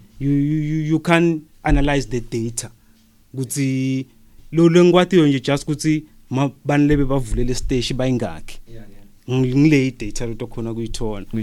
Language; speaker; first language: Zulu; non-native, local second language; Swati